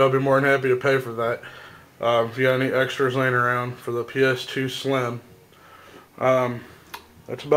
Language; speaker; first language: English; native; English